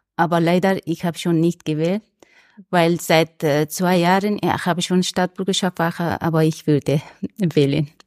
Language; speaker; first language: German; non-native, learner; Persian